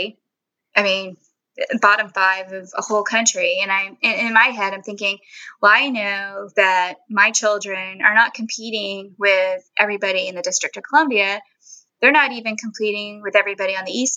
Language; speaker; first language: English; early bilingual, other home language; Spanish